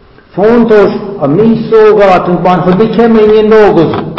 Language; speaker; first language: Hungarian; non-native, fluent; English